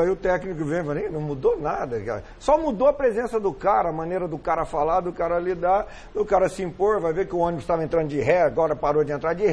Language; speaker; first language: Portuguese; native; Portuguese